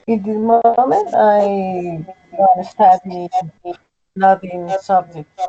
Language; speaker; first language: English; non-native, learner; Spanish